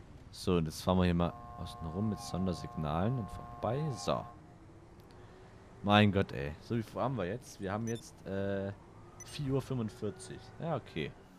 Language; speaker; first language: German; native; German